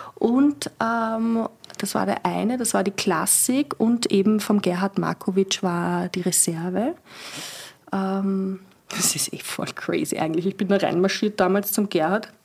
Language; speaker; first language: German; native; German